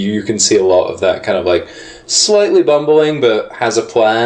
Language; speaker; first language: English; native; English